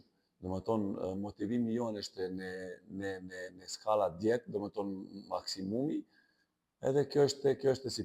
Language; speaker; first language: Albanian; non-native, learner; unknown